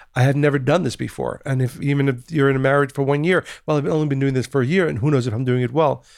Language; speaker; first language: English; early bilingual, other home language; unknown